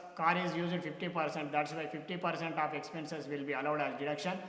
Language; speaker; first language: English; non-native, local second language; Telugu